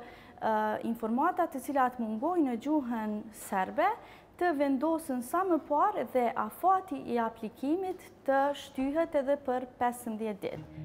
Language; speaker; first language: Albanian; native; Albanian